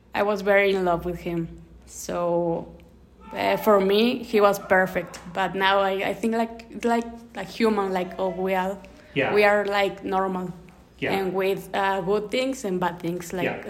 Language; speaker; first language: English; non-native, learner; Spanish